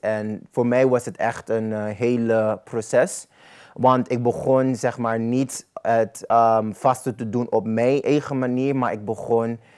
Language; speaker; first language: Dutch; non-native, local second language; Papiamento